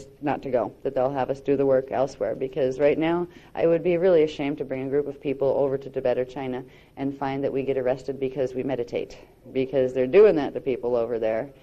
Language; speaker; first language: English; native; English